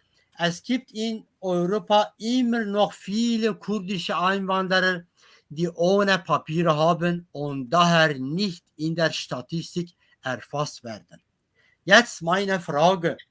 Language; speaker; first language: German; non-native, learner; Kurdish